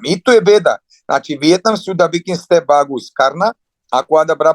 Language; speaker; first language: Indonesian; non-native, fluent; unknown